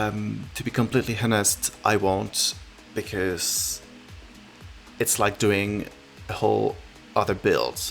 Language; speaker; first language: English; non-native, fluent; French